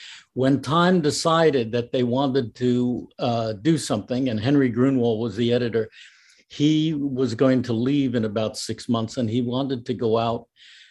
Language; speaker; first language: English; native; English